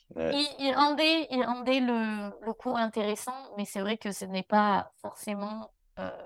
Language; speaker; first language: French; native; French